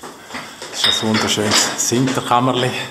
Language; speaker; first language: German; native; German